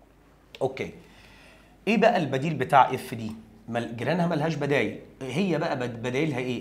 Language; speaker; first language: Arabic; native; Arabic